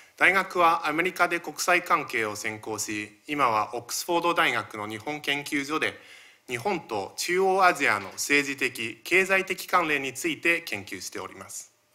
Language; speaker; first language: Japanese; early bilingual, other home language; Chinese